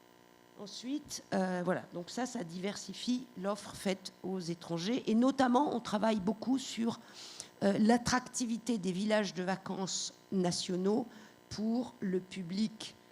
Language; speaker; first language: French; native; French